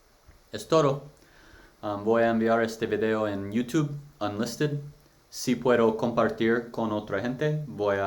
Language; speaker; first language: Spanish; non-native, learner; English